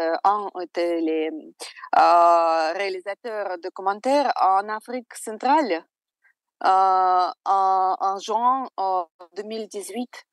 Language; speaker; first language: French; non-native, fluent; Russian